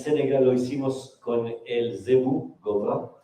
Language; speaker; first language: Spanish; non-native, fluent; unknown